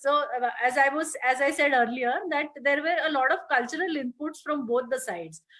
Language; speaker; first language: English; non-native, local second language; Marathi